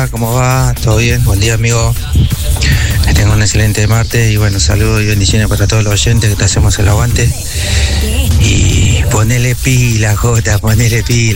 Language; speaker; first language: Spanish; native; Spanish